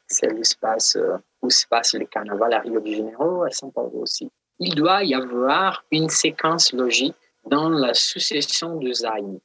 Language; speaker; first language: French; non-native, fluent; Portuguese